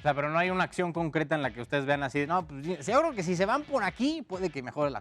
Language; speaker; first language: Spanish; native; Spanish